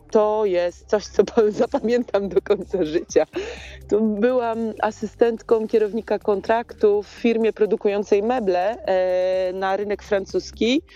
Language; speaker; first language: Polish; native; Polish